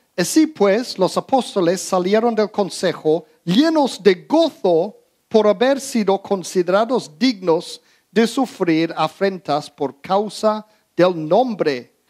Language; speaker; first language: Spanish; early bilingual, heritage; Spanish